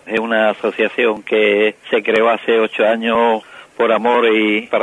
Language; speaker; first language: Spanish; native; Spanish